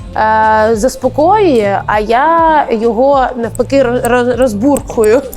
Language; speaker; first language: Ukrainian; native; Ukrainian